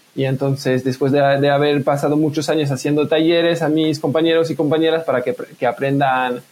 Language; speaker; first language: Spanish; non-native, fluent; French